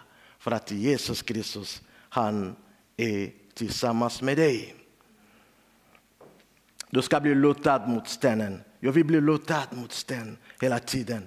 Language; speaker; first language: Swedish; non-native, learner; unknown